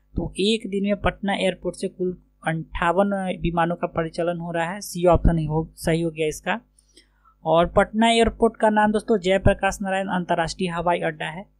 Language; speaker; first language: Hindi; native; Hindi